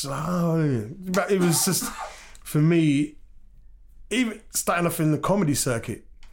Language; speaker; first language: English; native; English